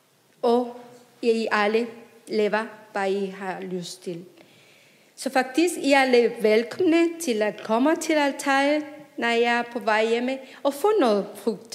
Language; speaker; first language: Danish; non-native, fluent; Spanish